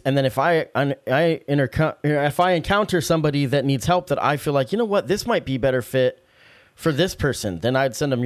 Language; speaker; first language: English; native; English